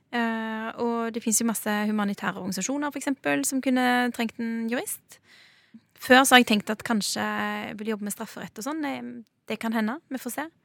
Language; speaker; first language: Norwegian; native; Norwegian